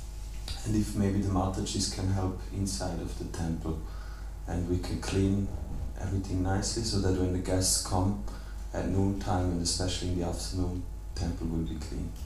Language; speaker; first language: English; non-native, fluent; German